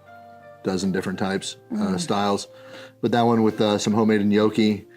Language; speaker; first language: English; native; English